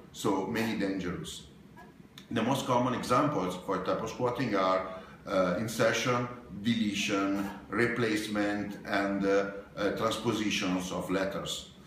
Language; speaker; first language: English; non-native, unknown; Italian